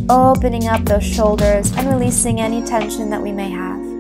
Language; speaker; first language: English; native; English